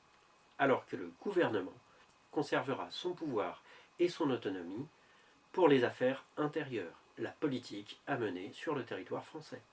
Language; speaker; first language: French; native; French